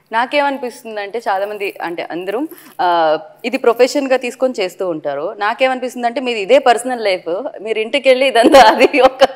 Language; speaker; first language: Telugu; native; Telugu